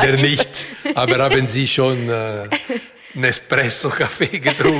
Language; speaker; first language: German; non-native, local second language; Italian